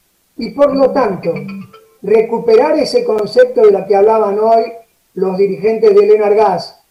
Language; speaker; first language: Spanish; native; Spanish